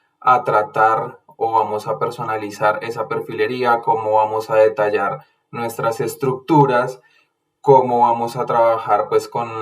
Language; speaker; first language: Spanish; native; Spanish